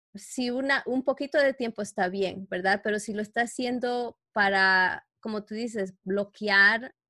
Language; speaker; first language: Spanish; early bilingual, heritage; Spanish